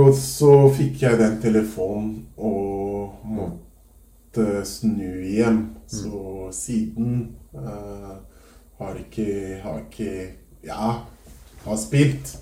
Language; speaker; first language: Norwegian; non-native, fluent; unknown